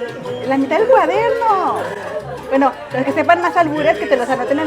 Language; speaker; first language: Spanish; native; Spanish